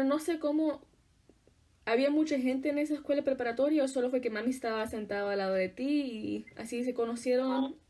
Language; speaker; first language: Spanish; early bilingual, heritage; Spanish